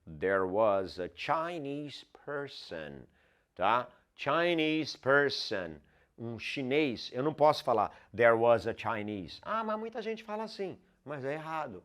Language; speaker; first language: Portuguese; non-native, fluent; English